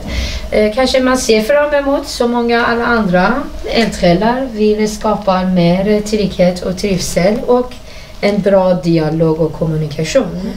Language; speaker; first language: Swedish; non-native, fluent; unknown